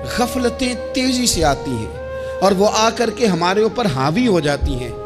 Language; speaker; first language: Urdu; non-native, local second language; Punjabi